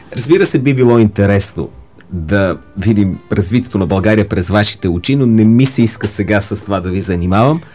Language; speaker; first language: Bulgarian; native; Bulgarian